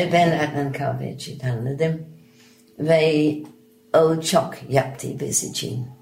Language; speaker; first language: Turkish; non-native, learner; English